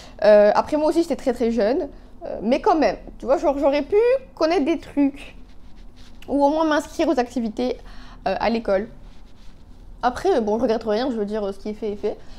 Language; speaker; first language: French; non-native, local second language; Arabic